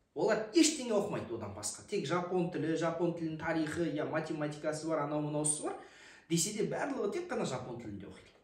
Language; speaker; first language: Kazakh; native; Kazakh